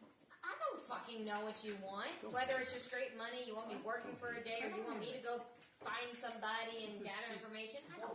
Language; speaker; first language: English; native; English